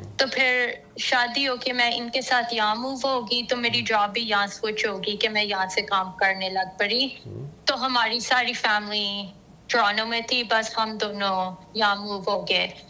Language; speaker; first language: Urdu; early bilingual, heritage; Urdu